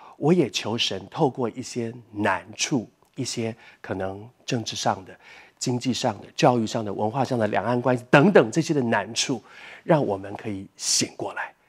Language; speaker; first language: Chinese; native; Chinese